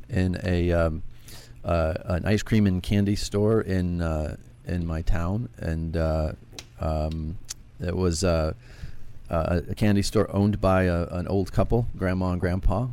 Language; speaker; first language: English; native; English